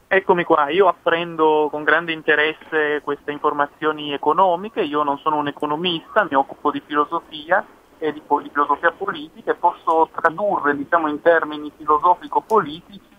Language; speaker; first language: Italian; native; Italian